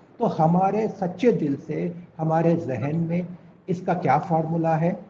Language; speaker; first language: Urdu; non-native, local second language; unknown